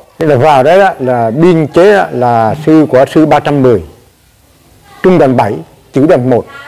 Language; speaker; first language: Vietnamese; native; Vietnamese